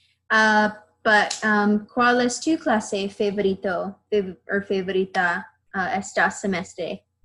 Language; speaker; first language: Spanish; non-native, learner; English